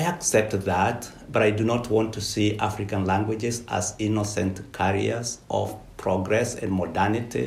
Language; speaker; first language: English; non-native, local second language; Kikuyu